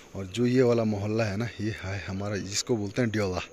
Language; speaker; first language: Hindi; native; Hindi